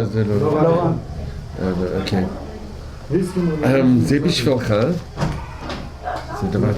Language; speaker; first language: Hebrew; non-native, learner; English